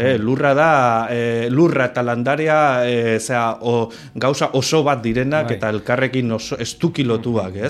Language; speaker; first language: Basque; non-native, local second language; Spanish